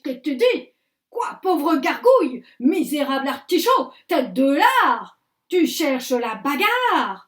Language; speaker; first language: French; native; French